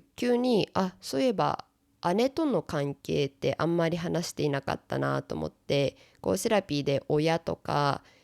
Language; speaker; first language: Japanese; native; Japanese